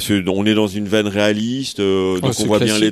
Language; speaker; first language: French; native; French